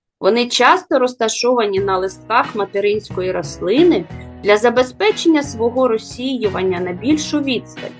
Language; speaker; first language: Ukrainian; native; Ukrainian